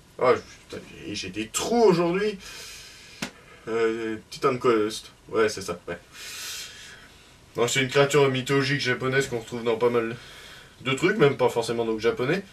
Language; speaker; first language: French; native; French